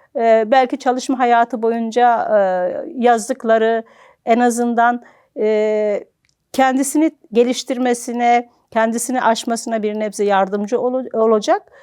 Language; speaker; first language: Turkish; native; Turkish